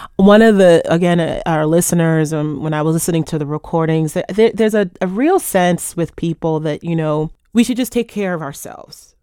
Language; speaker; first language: English; native; English